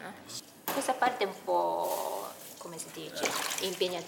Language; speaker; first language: Italian; non-native, fluent; Japanese